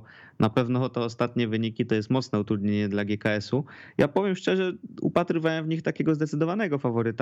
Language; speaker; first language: Polish; native; Polish